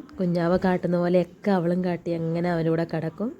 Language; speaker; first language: Malayalam; native; Malayalam